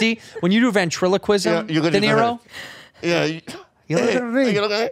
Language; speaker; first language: English; native; English